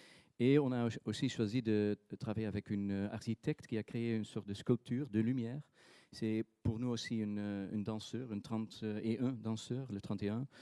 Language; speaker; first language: French; non-native, fluent; Dutch